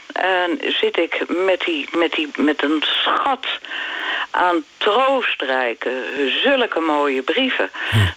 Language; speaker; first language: Dutch; native; Dutch